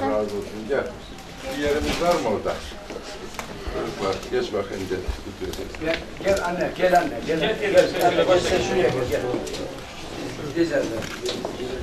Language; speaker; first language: Turkish; native; Turkish